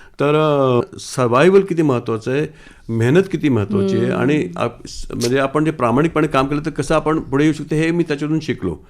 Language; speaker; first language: Marathi; non-native, local second language; Sindhi